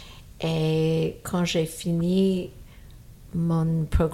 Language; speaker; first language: French; non-native, fluent; English